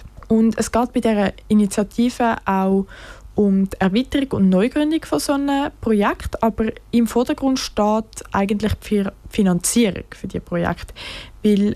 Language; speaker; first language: German; native; German